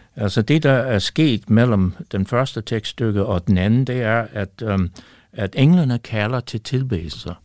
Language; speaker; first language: Danish; non-native, fluent; English